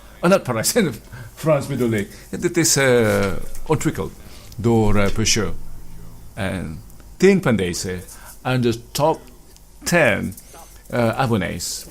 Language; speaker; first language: Dutch; non-native, fluent; Filipino